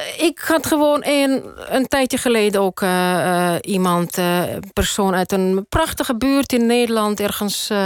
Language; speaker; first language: Dutch; non-native, fluent; Russian